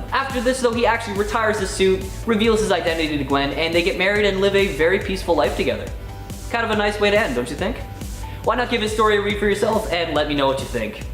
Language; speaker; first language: English; native; English